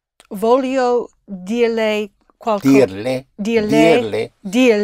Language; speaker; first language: Italian; non-native, learner; English